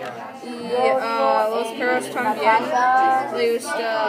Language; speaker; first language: Spanish; non-native, learner; English